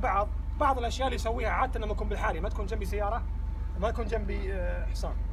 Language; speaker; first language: Arabic; native; Arabic